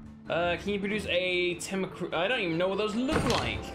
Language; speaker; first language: English; native; English